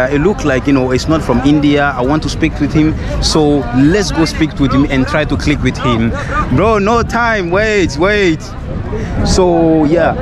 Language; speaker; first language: English; non-native, fluent; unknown